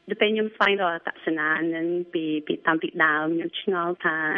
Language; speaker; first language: Khmer; early bilingual, heritage; Khmer